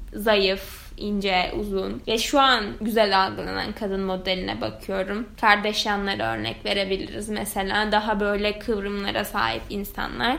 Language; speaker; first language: Turkish; native; Turkish